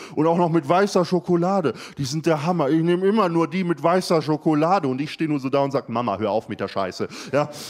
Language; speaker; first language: German; early bilingual, other home language; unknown